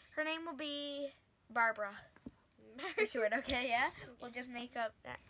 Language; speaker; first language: English; native; English